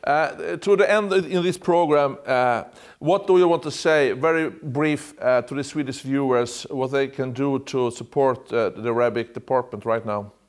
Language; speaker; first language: English; non-native, fluent; Swedish